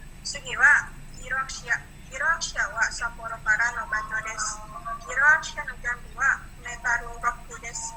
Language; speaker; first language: Japanese; non-native, learner; Indonesian